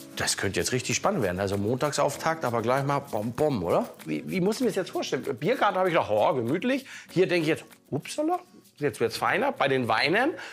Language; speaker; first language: German; native; German